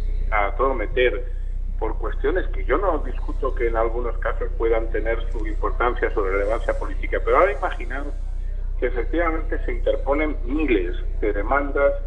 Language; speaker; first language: Spanish; native; Spanish